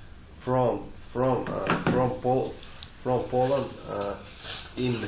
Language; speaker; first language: English; non-native, learner; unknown